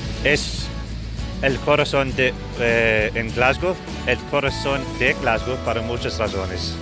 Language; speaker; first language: Spanish; non-native, learner; English